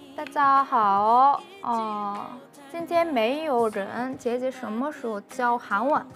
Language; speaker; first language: Chinese; non-native, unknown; Korean